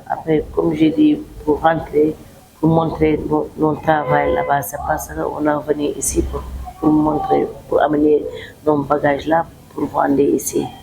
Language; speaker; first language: French; non-native, local second language; Wolof